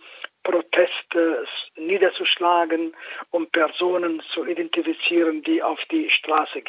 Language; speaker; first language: German; non-native, fluent; Kurdish